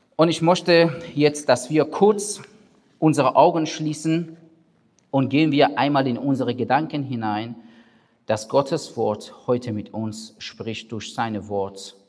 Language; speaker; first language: German; non-native, fluent; Persian